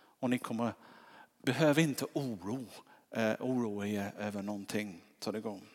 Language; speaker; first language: Swedish; non-native, fluent; English